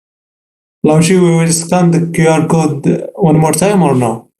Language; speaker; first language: English; non-native, learner; Arabic